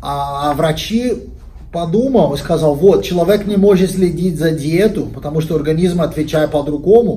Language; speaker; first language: Russian; non-native, learner; Portuguese